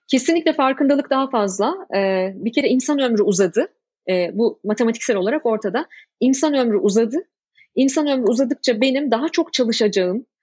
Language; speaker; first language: Turkish; native; Turkish